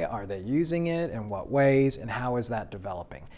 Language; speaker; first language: English; native; English